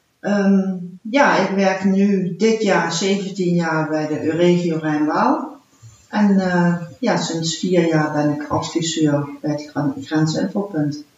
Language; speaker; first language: Dutch; early bilingual, heritage; Dutch